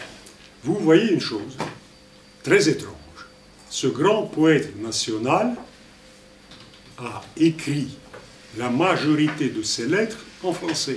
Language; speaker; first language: French; non-native, fluent; Russian